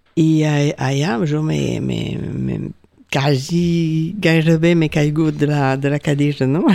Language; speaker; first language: Catalan; non-native, local second language; French